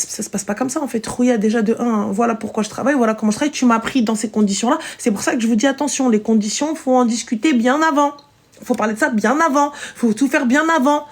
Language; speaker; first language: French; native; French